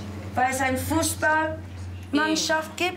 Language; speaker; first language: German; non-native, fluent; English